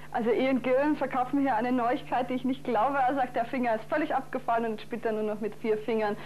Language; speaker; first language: German; native; German